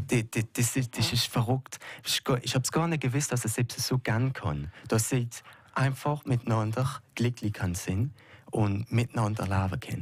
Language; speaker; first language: German; non-native, local second language; French